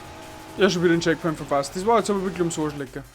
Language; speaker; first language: German; native; German